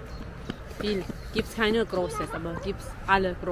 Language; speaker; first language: German; non-native, learner; Thai